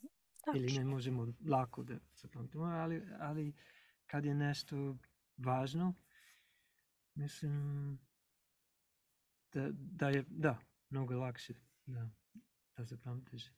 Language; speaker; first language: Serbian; non-native, learner; English